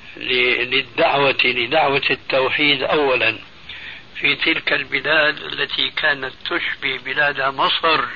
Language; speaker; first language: Arabic; early bilingual, other home language; Albanian